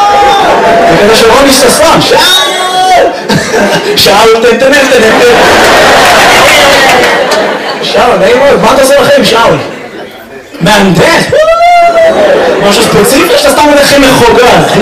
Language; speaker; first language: Hebrew; native; Hebrew